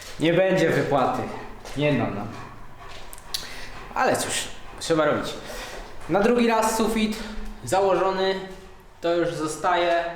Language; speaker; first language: Polish; native; Polish